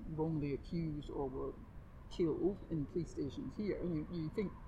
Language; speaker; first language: English; native; English